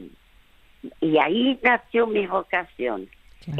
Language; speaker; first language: Spanish; early bilingual, other home language; French